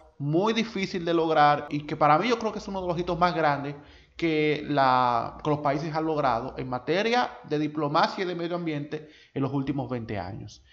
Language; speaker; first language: Spanish; native; Spanish